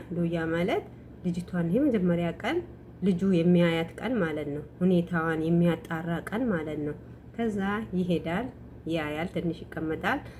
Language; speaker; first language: Amharic; non-native, local second language; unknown